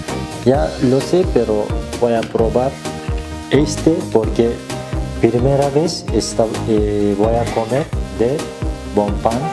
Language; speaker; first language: Spanish; non-native, learner; Turkish